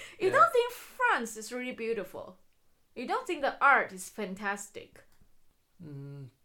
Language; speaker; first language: English; non-native, fluent; Chinese